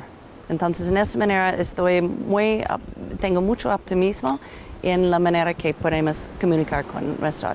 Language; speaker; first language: Spanish; non-native, learner; English